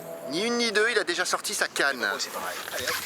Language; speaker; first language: French; native; French